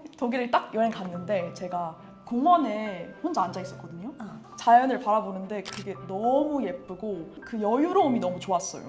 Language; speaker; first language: Korean; native; Korean